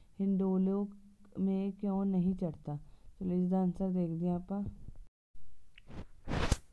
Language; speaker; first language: Hindi; non-native, local second language; Punjabi